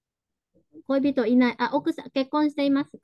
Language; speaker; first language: Japanese; non-native, fluent; Vietnamese